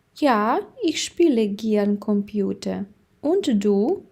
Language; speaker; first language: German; non-native, fluent; Ukrainian